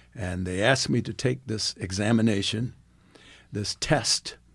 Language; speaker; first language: English; native; English